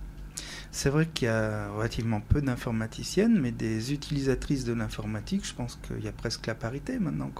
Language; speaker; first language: French; native; French